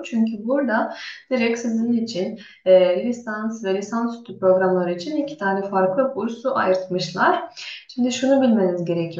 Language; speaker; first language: Turkish; non-native, fluent; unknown